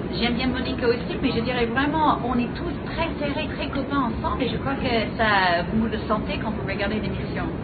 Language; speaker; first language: French; native; French